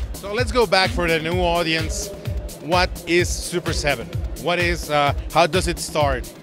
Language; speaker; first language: English; non-native, fluent; Spanish